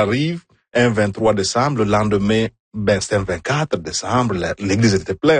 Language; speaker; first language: French; non-native, fluent; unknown